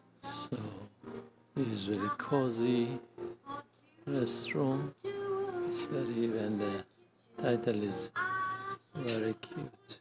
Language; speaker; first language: English; non-native, learner; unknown